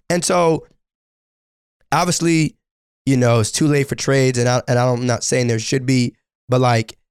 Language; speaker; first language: English; native; English